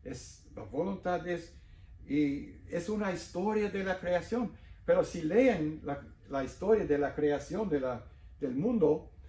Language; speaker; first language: Spanish; non-native, fluent; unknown